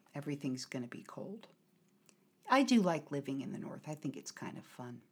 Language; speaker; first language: English; native; English